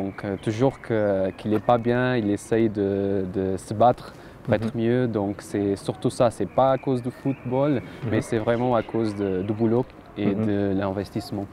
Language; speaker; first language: French; non-native, fluent; Portuguese